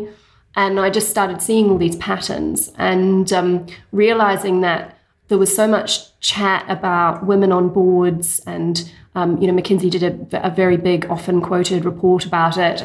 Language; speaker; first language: English; native; English